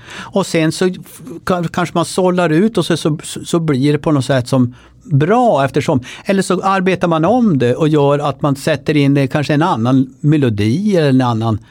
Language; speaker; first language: Swedish; native; Swedish